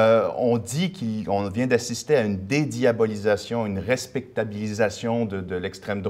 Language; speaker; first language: French; native; French